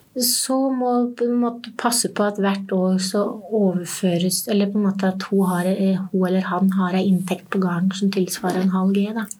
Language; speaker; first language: Norwegian; native; Norwegian